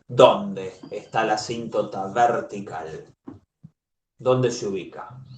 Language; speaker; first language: Spanish; native; Spanish